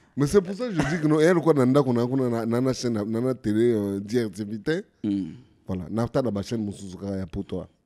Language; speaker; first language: French; non-native, local second language; Lingala